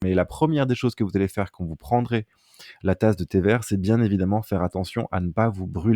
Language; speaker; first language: French; native; French